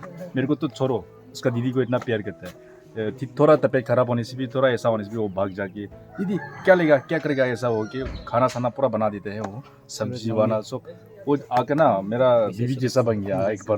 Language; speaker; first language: Hindi; non-native, local second language; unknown